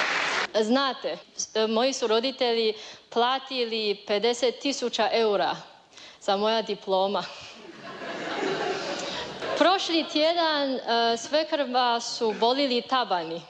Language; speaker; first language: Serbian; non-native, learner; Chinese